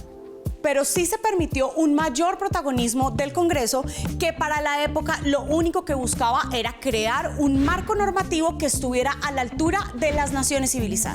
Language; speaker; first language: Spanish; native; Spanish